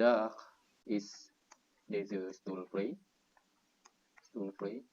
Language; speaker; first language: Dutch; non-native, learner; Indonesian